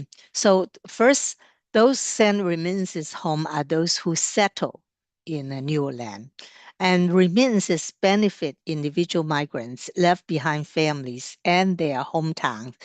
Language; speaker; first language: English; non-native, fluent; Chinese